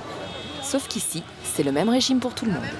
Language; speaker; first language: French; native; French